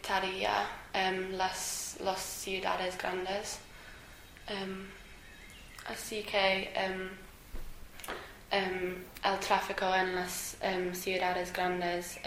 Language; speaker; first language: Spanish; non-native, learner; English